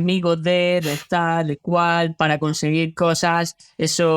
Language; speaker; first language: Spanish; native; Spanish